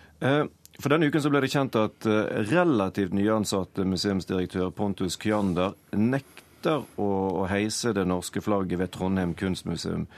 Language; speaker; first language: Norwegian; native; Norwegian